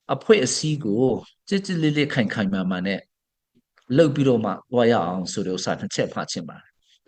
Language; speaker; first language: Burmese; non-native, local second language; Hakha Chin